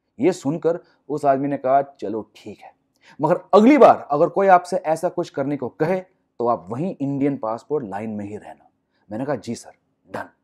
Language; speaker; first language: Hindi; non-native, local second language; English